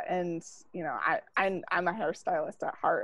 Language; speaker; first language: English; native; English